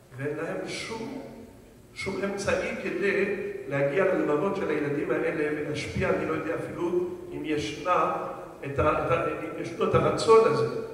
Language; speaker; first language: Hebrew; non-native, fluent; French